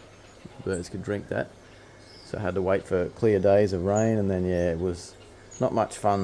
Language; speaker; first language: English; native; English